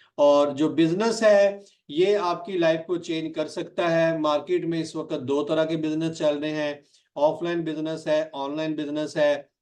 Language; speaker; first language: Urdu; non-native, local second language; Punjabi